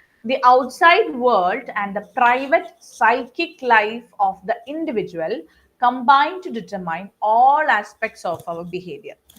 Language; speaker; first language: English; non-native, local second language; Malayalam